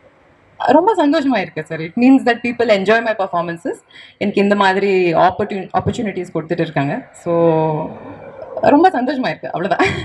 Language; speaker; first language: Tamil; non-native, learner; Kannada